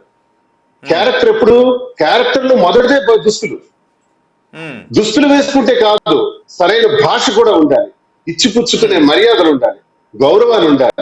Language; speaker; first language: Telugu; native; Telugu